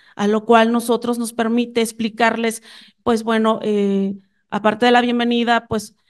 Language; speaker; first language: Spanish; non-native, local second language; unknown